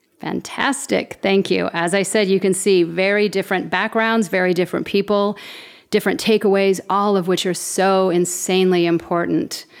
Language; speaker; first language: English; native; English